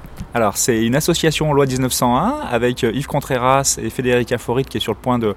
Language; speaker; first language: French; native; French